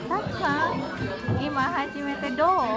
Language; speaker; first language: Japanese; non-native, learner; Indonesian